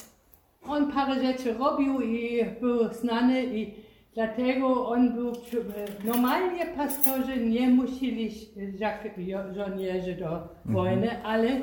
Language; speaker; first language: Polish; non-native, learner; German